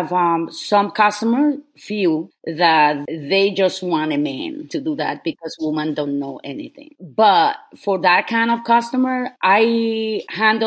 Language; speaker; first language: English; non-native, fluent; Spanish